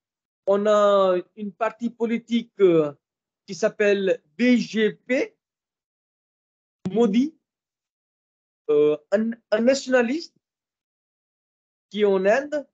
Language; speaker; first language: French; non-native, fluent; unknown